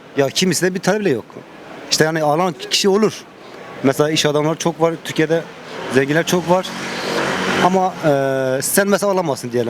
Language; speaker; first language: Turkish; early bilingual, heritage; Turkish